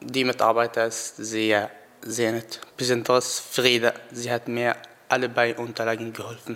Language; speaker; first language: German; non-native, learner; Arabic